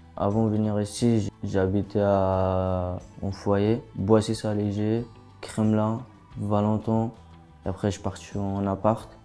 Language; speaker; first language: French; non-native, local second language; Arabic